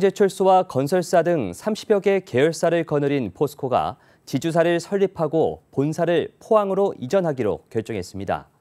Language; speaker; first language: Korean; native; Korean